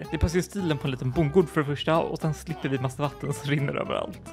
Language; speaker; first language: Swedish; native; Swedish